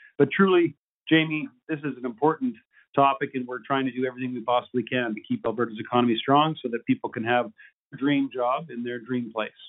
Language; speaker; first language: English; native; English